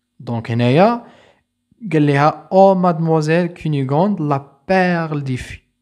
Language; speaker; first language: French; non-native, local second language; Arabic